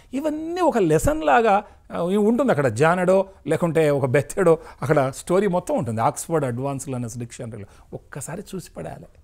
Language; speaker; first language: Telugu; native; Telugu